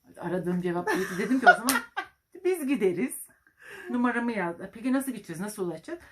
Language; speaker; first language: Turkish; native; Turkish